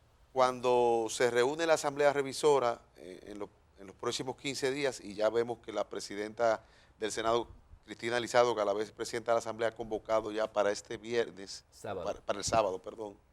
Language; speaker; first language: Spanish; native; Spanish